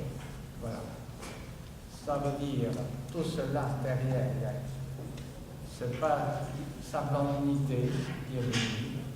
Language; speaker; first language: French; non-native, fluent; Chinese